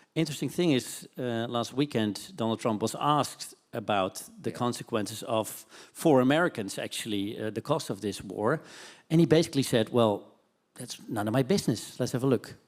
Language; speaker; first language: English; non-native, fluent; Dutch